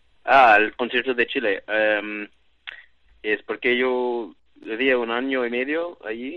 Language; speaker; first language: Spanish; non-native, learner; English